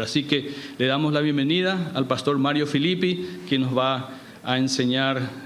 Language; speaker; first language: Spanish; native; Spanish